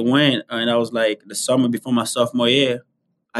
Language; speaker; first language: English; non-native, local second language; Igbo